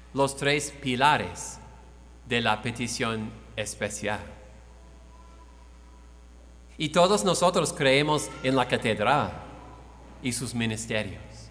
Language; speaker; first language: Spanish; non-native, fluent; English